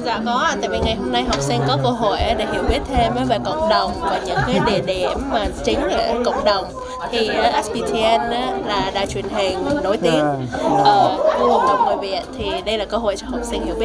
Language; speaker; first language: Vietnamese; early bilingual, heritage; Vietnamese